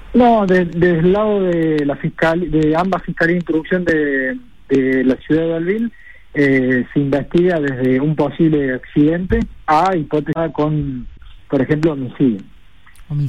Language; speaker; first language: Spanish; native; Spanish